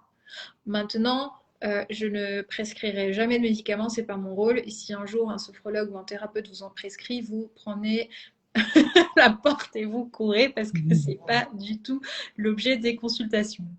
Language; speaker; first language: French; native; French